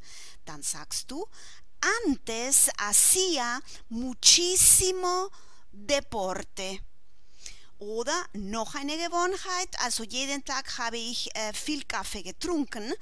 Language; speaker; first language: German; non-native, fluent; Spanish